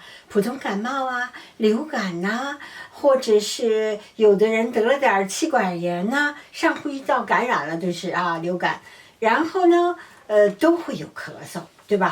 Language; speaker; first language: Chinese; native; Chinese